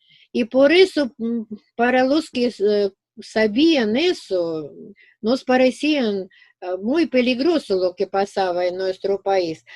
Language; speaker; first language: Spanish; non-native, fluent; Russian